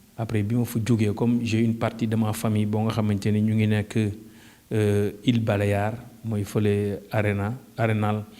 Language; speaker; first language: Wolof; native; Wolof